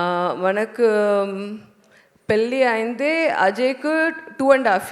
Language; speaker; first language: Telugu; non-native, learner; Tamil